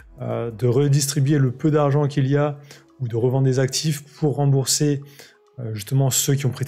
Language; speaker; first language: French; native; French